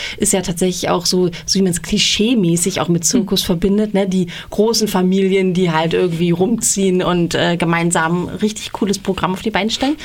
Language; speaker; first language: German; native; German